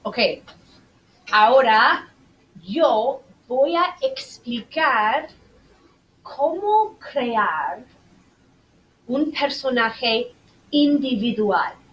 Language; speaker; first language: Spanish; non-native, fluent; English